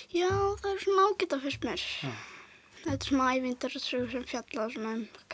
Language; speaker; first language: Icelandic; native; Icelandic